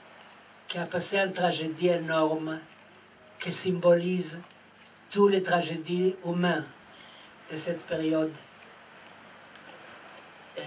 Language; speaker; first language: French; non-native, fluent; Hebrew